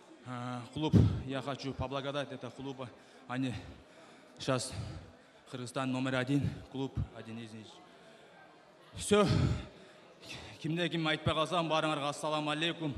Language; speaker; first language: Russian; non-native, local second language; Kyrgyz